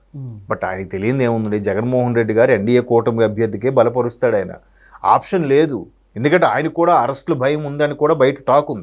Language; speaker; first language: Telugu; native; Telugu